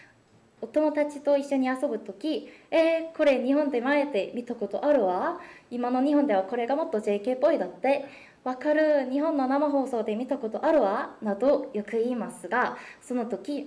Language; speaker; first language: Japanese; non-native, fluent; Korean